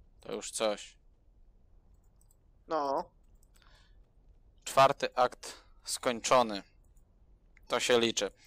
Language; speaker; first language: Polish; native; Polish